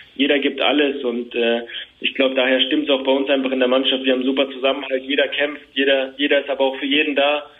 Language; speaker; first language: German; native; German